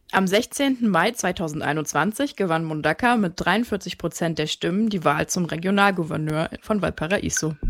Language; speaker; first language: German; native; German